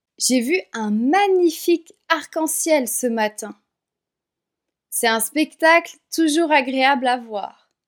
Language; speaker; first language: French; native; French